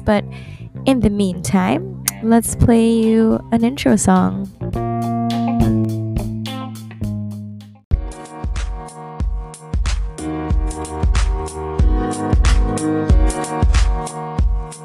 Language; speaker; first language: English; non-native, local second language; Filipino